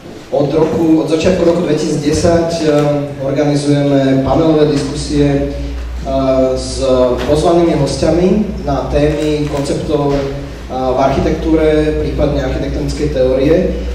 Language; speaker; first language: Slovak; native; Slovak